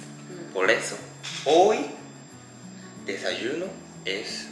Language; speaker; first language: Spanish; non-native, learner; Japanese